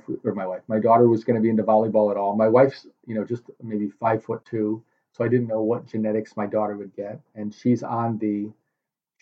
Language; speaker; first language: English; native; English